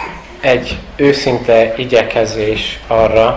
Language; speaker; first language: Hungarian; non-native, fluent; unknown